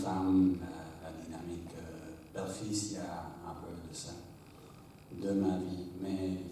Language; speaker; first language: French; non-native, fluent; English